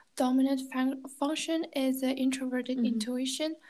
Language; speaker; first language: English; non-native, learner; Kazakh